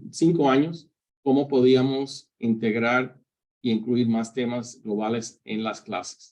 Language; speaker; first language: Spanish; early bilingual, heritage; Spanish